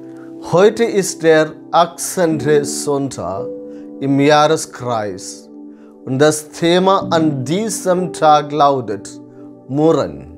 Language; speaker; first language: German; non-native, fluent; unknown